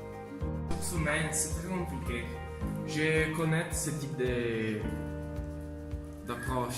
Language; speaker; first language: French; non-native, learner; Italian